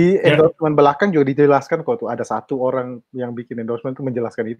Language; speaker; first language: Indonesian; native; Indonesian